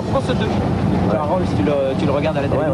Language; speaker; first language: French; native; French